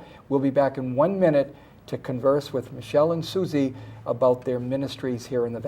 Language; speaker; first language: English; native; English